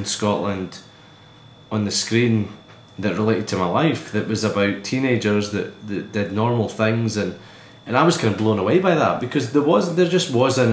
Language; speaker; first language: English; native; English